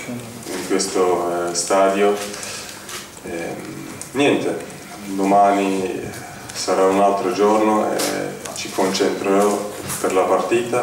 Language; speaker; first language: Italian; non-native, fluent; Turkish